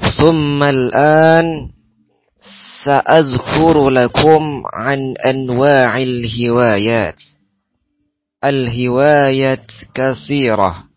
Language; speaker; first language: Arabic; non-native, learner; Indonesian